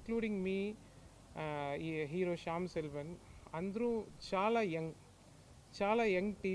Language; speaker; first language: Telugu; non-native, learner; Tamil